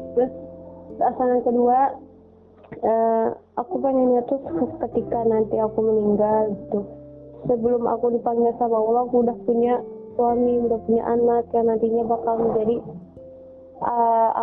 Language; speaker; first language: Indonesian; native; Indonesian